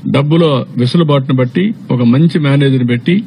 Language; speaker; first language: Telugu; native; Telugu